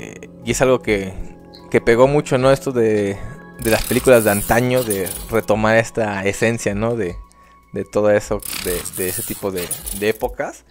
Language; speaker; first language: Spanish; native; Spanish